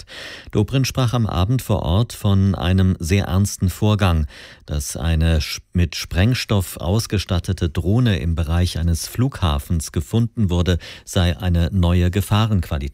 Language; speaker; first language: German; native; German